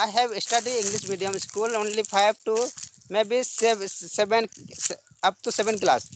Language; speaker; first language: English; non-native, learner; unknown